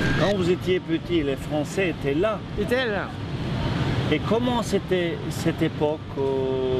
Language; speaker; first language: French; non-native, fluent; Turkish